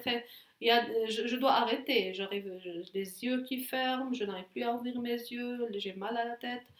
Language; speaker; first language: French; non-native, fluent; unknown